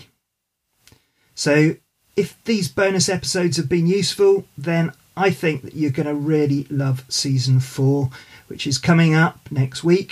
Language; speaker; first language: English; native; English